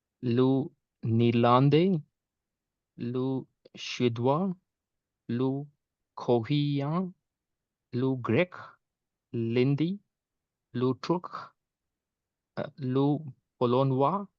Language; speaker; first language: French; non-native, learner; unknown